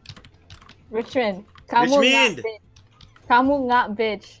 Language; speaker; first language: Indonesian; early bilingual, heritage; Indonesian